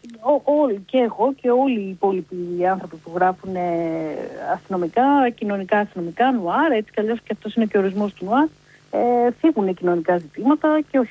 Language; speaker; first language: Greek; native; Greek